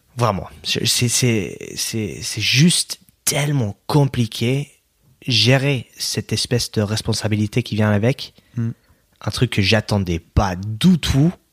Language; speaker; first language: French; non-native, fluent; English